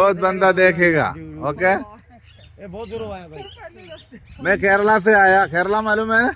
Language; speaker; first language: Hindi; non-native, local second language; Malayalam